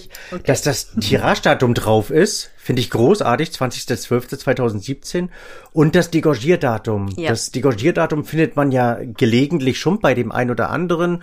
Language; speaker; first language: German; native; German